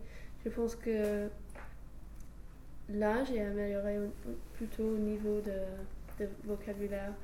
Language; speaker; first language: French; non-native, fluent; English